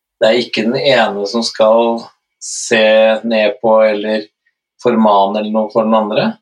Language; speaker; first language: Norwegian; native; Norwegian